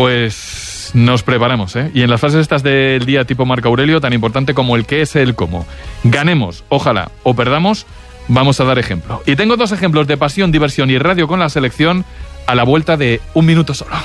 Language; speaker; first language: Spanish; native; Spanish